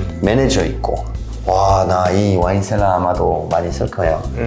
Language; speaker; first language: Korean; non-native, learner; French